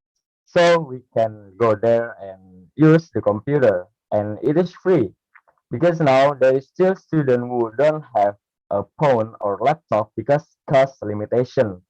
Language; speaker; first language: English; non-native, learner; Indonesian